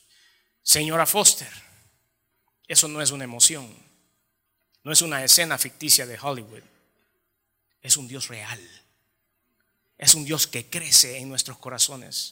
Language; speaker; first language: Spanish; native; Spanish